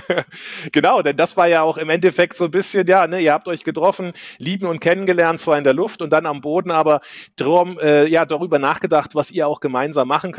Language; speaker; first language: German; native; German